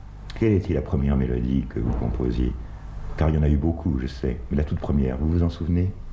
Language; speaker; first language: French; native; French